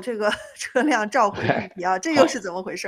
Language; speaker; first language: Chinese; native; Chinese